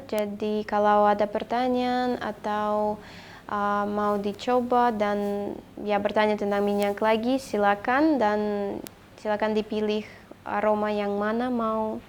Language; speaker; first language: Indonesian; non-native, fluent; Russian